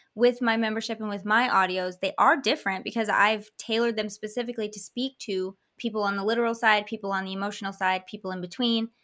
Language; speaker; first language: English; native; English